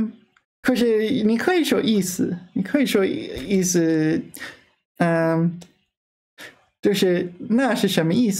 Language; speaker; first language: Chinese; non-native, fluent; English